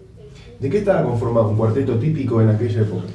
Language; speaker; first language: Spanish; native; Spanish